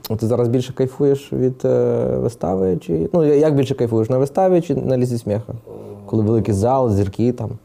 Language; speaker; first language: Ukrainian; native; Ukrainian